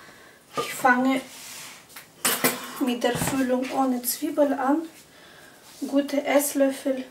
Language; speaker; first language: German; non-native, fluent; Russian